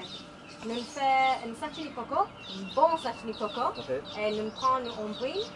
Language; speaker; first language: French; non-native, local second language; Morisyen